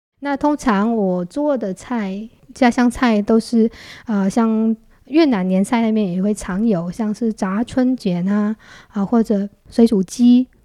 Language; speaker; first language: Chinese; non-native, fluent; Vietnamese